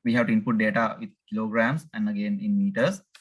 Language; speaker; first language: English; non-native, local second language; Sinhala